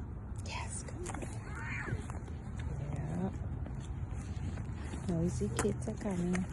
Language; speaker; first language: English; non-native, fluent; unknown